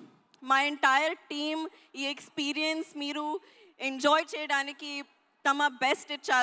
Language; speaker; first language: Telugu; non-native, learner; Hindi